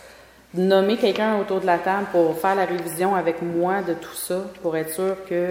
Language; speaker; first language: French; native; French